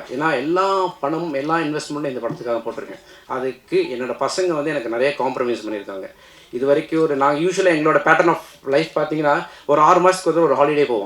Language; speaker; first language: Tamil; native; Tamil